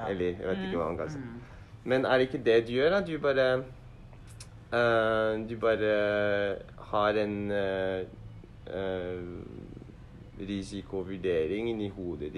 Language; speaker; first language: Norwegian; non-native, learner; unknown